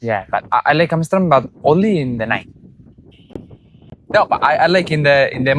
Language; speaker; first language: English; non-native, learner; Spanish